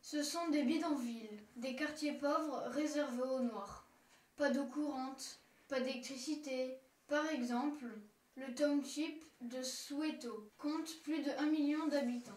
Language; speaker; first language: French; non-native, learner; German